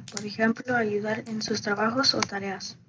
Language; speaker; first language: Spanish; early bilingual, heritage; Spanish